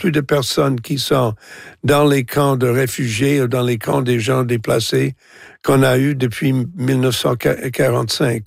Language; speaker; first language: French; non-native, local second language; English